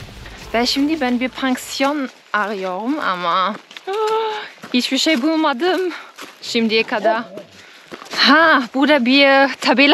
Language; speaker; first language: Turkish; non-native, learner; German